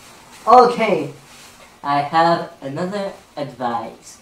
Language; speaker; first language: English; non-native, learner; French